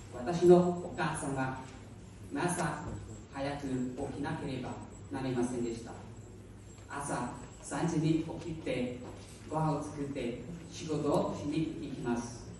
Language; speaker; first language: Japanese; non-native, learner; Hmong